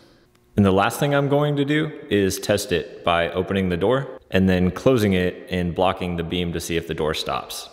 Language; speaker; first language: English; native; English